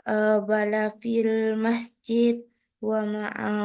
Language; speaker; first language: Arabic; non-native, learner; Indonesian